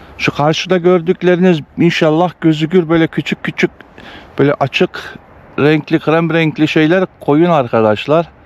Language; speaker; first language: Turkish; early bilingual, heritage; Turkish